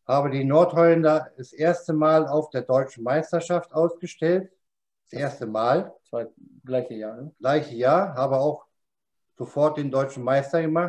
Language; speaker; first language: German; native; German